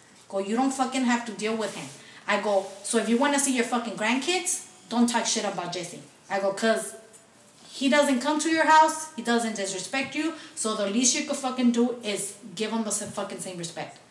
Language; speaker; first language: English; early bilingual, other home language; Spanish